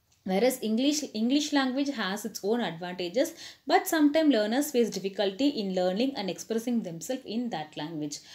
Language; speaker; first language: English; non-native, local second language; Tamil